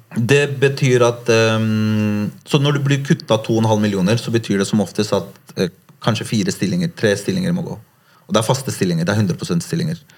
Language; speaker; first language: Norwegian; early bilingual, other home language; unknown